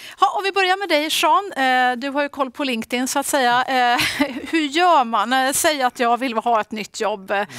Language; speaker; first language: Swedish; native; Swedish